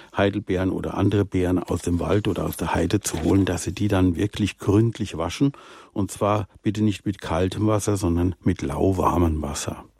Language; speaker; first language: German; native; German